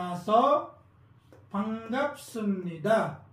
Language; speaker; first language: Korean; non-native, learner; Filipino